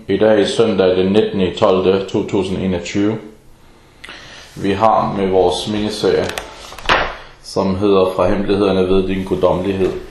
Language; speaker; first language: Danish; early bilingual, other home language; Arabic